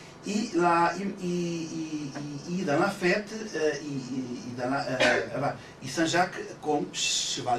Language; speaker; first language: French; non-native, learner; Portuguese